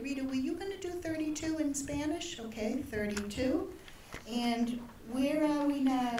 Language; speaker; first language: English; native; English